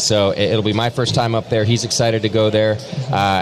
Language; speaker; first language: English; native; English